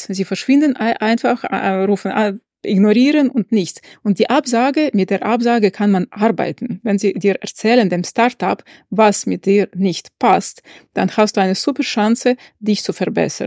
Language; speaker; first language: German; non-native, fluent; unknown